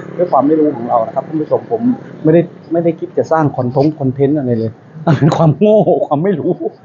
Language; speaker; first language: Thai; native; Thai